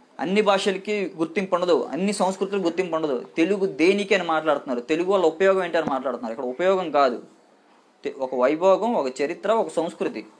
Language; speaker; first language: Telugu; native; Telugu